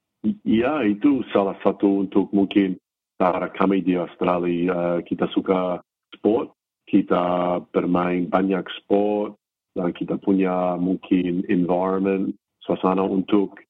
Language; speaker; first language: Indonesian; non-native, fluent; English